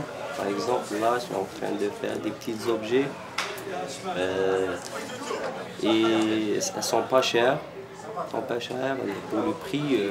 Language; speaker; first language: French; non-native, local second language; Arabic